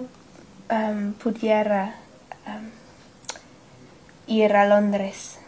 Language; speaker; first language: Spanish; non-native, learner; English